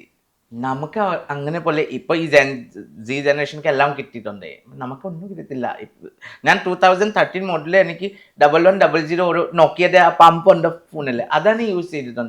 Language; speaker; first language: Malayalam; non-native, fluent; Assamese